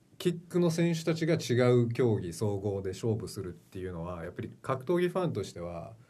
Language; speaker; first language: Japanese; early bilingual, heritage; Japanese